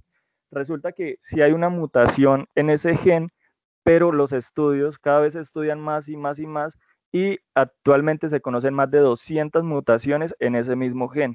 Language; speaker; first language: Spanish; native; Spanish